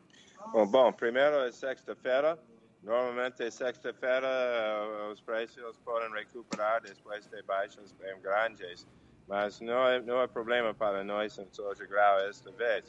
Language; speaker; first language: Portuguese; non-native, fluent; English